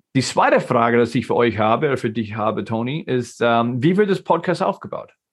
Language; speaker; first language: German; non-native, fluent; English